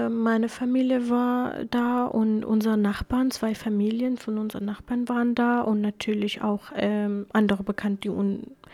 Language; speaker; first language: German; non-native, fluent; Kurdish